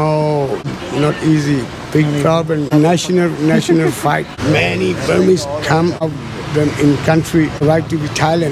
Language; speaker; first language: English; non-native, learner; Burmese